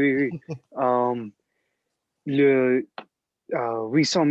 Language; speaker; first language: French; non-native, learner; English